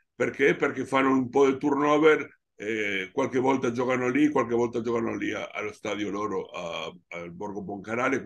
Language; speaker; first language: Italian; non-native, fluent; Spanish